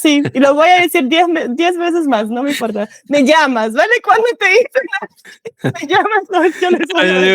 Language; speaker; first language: Spanish; non-native, fluent; German